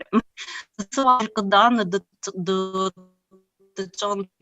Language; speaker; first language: Polish; non-native, fluent; Ukrainian